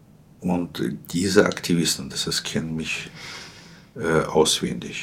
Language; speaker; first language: German; non-native, fluent; Russian